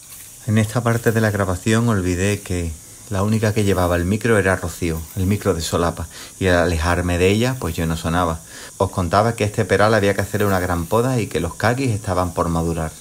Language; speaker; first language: Spanish; native; Spanish